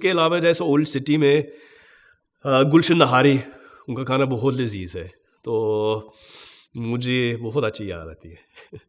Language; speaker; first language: Hindi; non-native, fluent; English